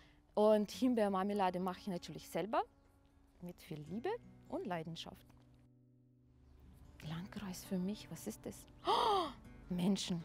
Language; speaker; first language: German; non-native, fluent; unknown